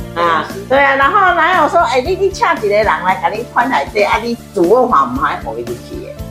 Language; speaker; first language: Chinese; native; Chinese